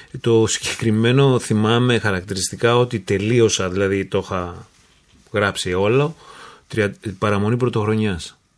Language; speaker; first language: Greek; early bilingual, heritage; Greek